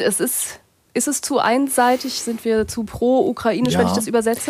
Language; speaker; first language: German; native; German